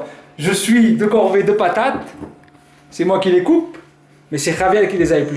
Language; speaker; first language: French; native; French